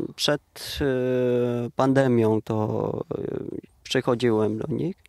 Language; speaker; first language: Polish; non-native, learner; Vietnamese